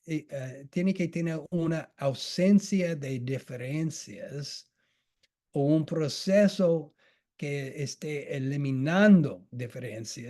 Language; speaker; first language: Spanish; non-native, fluent; English